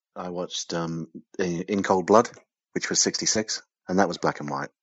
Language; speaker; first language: English; native; English